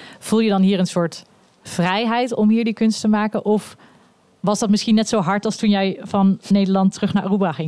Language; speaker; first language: Dutch; native; Dutch